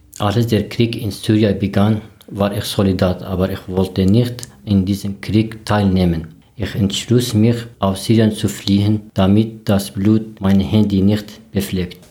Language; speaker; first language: German; non-native, learner; Arabic